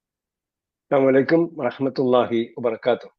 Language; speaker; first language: Arabic; non-native, fluent; Malayalam